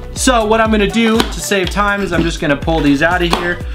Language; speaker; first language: English; native; English